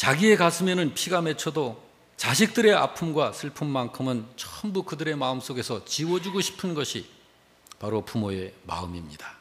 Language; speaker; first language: Korean; native; Korean